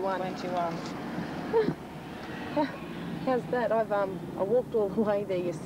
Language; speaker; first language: English; native; English